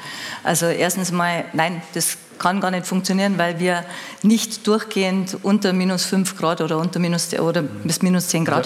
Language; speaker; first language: German; native; German